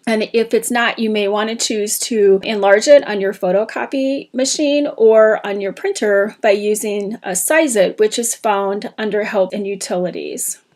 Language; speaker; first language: English; native; English